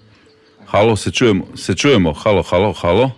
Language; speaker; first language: Serbian; native; Serbian